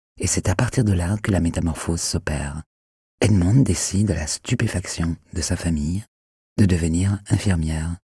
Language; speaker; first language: French; native; French